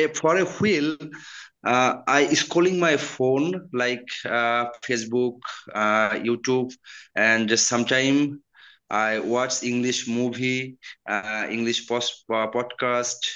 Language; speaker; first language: English; non-native, learner; Bangla